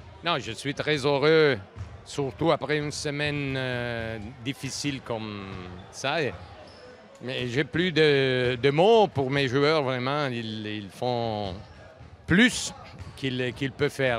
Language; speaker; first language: French; non-native, local second language; Italian